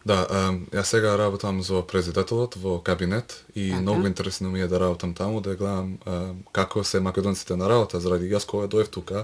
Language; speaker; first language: Macedonian; early bilingual, heritage; Macedonian